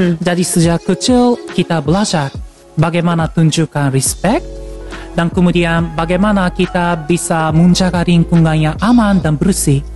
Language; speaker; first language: Indonesian; non-native, fluent; Japanese